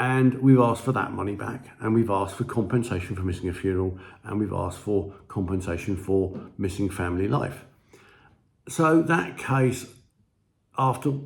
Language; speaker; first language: English; native; English